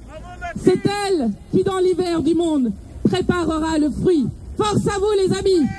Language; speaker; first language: French; native; French